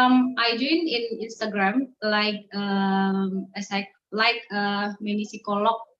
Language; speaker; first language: English; non-native, learner; Indonesian